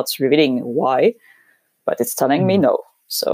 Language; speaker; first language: English; non-native, fluent; French